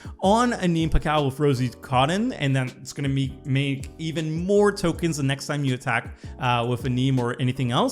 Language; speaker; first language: English; native; English